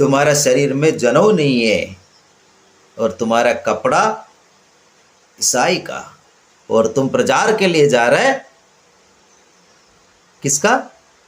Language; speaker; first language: Hindi; non-native, local second language; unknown